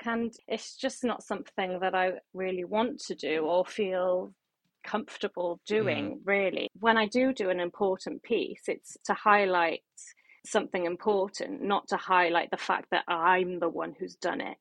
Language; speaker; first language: English; native; English